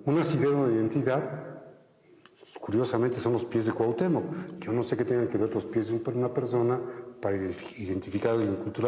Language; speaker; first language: Spanish; native; Spanish